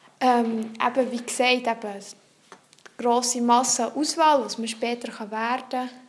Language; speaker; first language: German; non-native, local second language; French